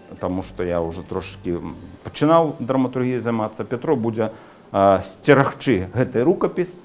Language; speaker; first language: Belarusian; native; Belarusian